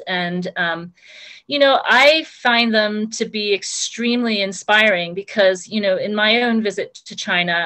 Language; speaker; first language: English; native; English